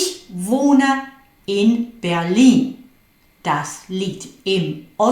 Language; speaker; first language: German; non-native, fluent; English